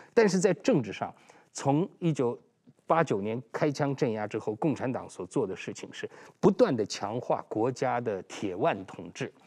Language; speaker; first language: Chinese; non-native, local second language; Uyghur